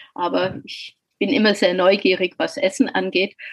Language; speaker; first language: German; non-native, fluent; English